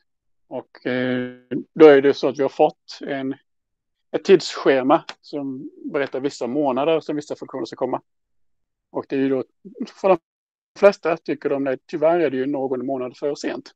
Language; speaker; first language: Swedish; native; Swedish